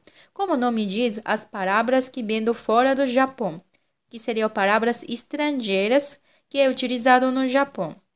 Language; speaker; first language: Portuguese; non-native, local second language; Japanese